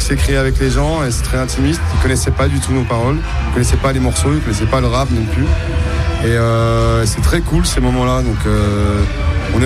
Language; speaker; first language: French; native; French